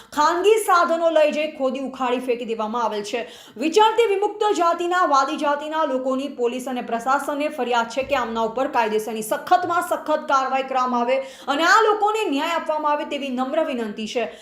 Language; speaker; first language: Gujarati; native; Gujarati